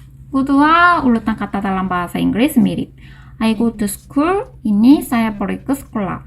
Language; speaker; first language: Indonesian; non-native, learner; Korean